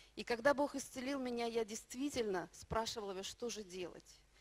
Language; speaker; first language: Russian; native; Russian